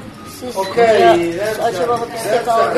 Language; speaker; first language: Italian; non-native, learner; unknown